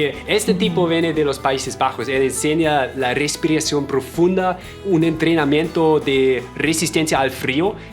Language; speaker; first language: Spanish; non-native, fluent; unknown